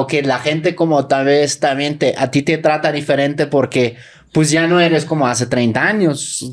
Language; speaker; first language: Spanish; native; Spanish